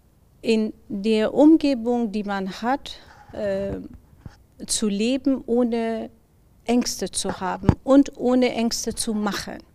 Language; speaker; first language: German; non-native, fluent; Persian